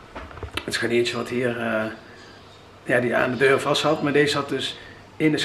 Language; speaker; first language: Dutch; native; Dutch